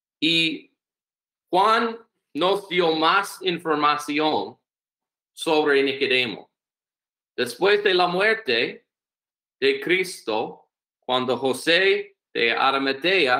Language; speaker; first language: Spanish; non-native, learner; English